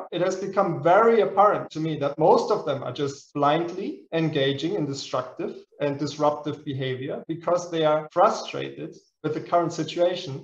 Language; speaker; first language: English; non-native, fluent; German